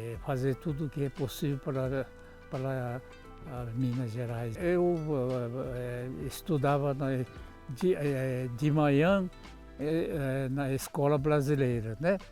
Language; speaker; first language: Portuguese; non-native, local second language; Japanese